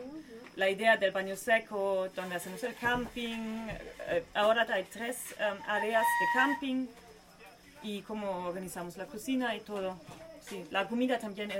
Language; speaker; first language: Spanish; non-native, learner; German